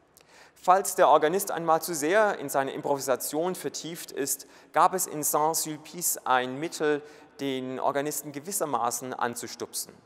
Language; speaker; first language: German; native; German